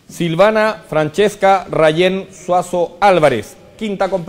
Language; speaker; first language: Spanish; native; Spanish